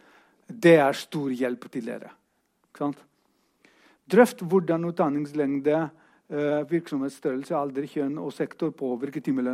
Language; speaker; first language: Norwegian; non-native, fluent; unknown